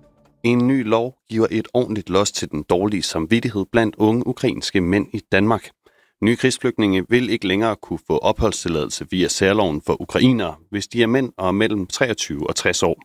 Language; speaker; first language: Danish; native; Danish